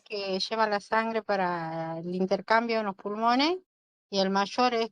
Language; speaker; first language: Spanish; native; Spanish